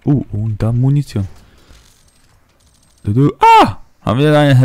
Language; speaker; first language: German; non-native, fluent; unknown